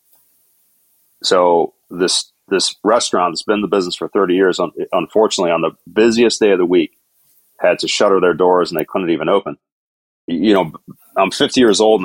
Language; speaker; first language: English; native; English